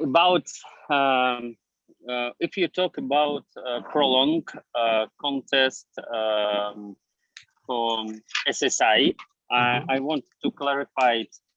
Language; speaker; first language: English; non-native, learner; Russian